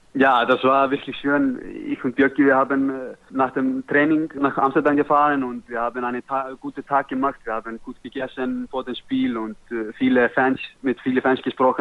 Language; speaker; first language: German; non-native, learner; Icelandic